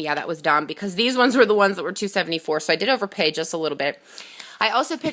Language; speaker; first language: English; native; English